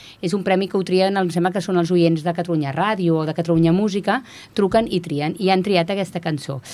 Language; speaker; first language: Catalan; native; Catalan